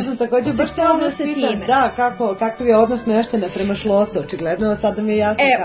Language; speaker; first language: Serbian; native; Serbian